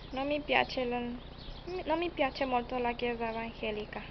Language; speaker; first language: Italian; non-native, learner; Spanish